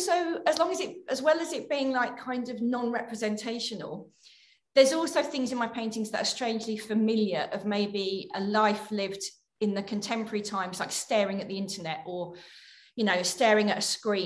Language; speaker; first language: English; native; English